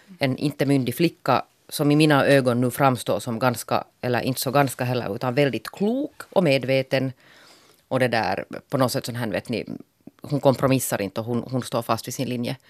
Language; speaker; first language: Swedish; native; Swedish